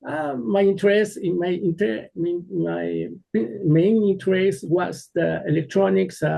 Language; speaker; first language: English; non-native, learner; Spanish